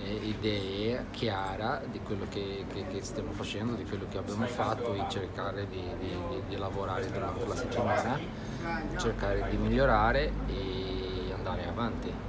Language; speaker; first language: Italian; non-native, fluent; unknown